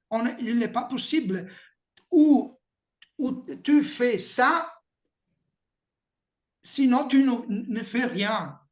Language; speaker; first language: French; non-native, learner; Italian